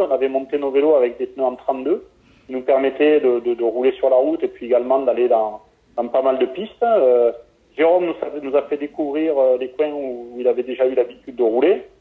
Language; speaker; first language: French; native; French